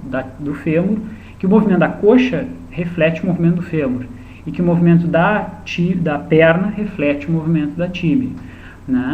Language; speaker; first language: Portuguese; native; Portuguese